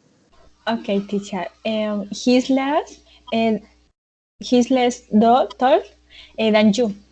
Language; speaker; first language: English; non-native, learner; Spanish